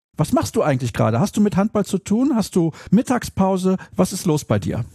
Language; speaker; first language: German; native; German